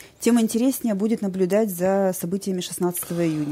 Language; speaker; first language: Russian; native; Russian